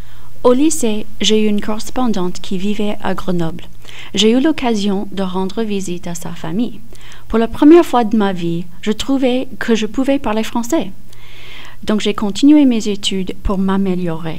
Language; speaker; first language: French; non-native, fluent; English